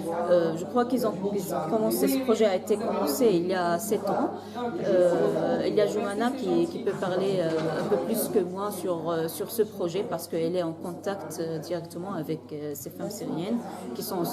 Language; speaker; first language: French; non-native, fluent; Arabic